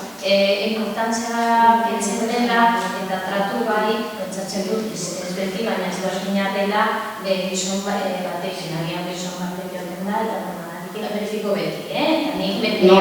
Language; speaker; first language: Basque; non-native, learner; Spanish